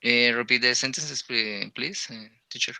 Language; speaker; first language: English; non-native, learner; Spanish